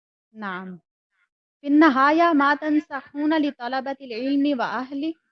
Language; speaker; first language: Arabic; non-native, fluent; Urdu